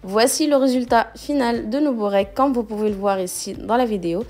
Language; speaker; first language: French; non-native, local second language; Arabic